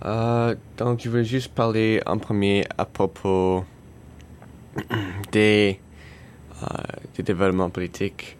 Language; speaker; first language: French; non-native, learner; English